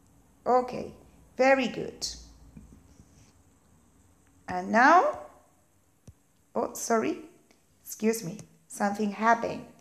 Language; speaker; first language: English; non-native, fluent; Spanish